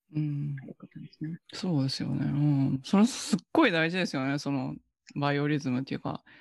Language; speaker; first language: Japanese; native; Japanese